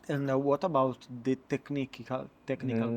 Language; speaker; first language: English; non-native, learner; Italian